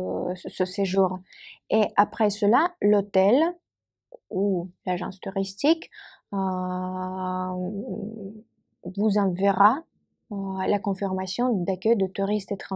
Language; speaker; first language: French; non-native, fluent; Russian